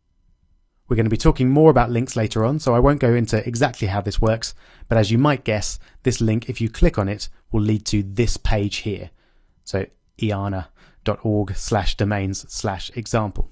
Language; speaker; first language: English; native; English